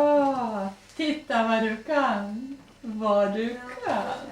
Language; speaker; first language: Swedish; early bilingual, other home language; Estonian